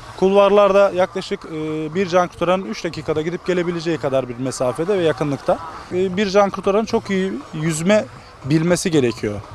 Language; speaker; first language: Turkish; native; Turkish